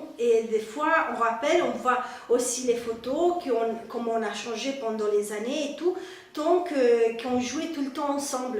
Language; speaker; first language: French; non-native, fluent; Spanish